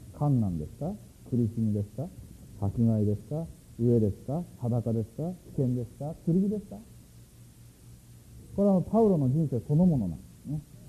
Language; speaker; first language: Japanese; native; Japanese